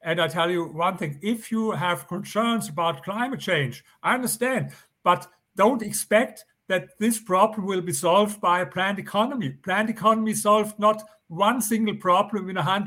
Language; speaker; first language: English; non-native, fluent; German